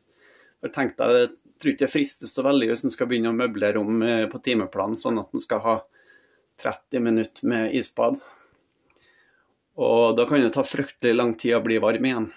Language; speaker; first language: Norwegian; native; Norwegian